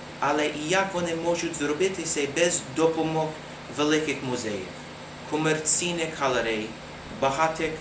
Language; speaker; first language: Ukrainian; non-native, learner; English